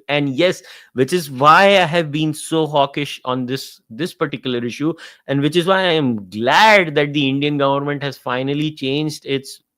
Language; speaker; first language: English; non-native, local second language; Hindi